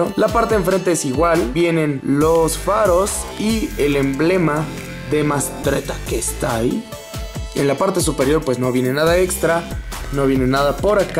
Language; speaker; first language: Spanish; native; Spanish